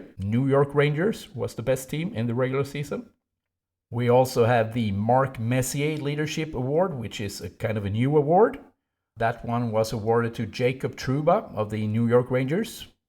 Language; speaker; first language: English; non-native, fluent; Swedish